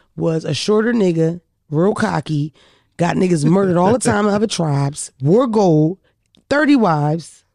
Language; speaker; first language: English; early bilingual, other home language; Yoruba